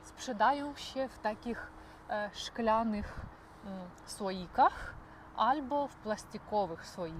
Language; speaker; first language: Polish; non-native, learner; Ukrainian